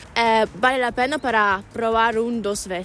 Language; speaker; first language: Spanish; non-native, learner; Ukrainian